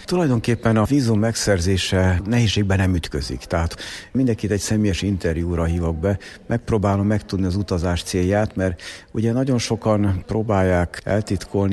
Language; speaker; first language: Hungarian; native; Hungarian